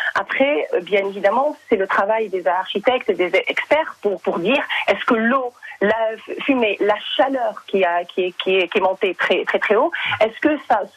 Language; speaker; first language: French; non-native, fluent; Arabic